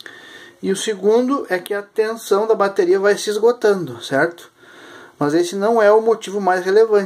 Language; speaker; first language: Portuguese; native; Portuguese